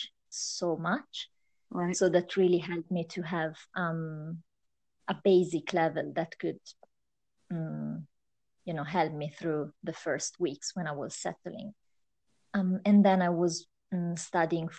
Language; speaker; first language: English; non-native, fluent; Italian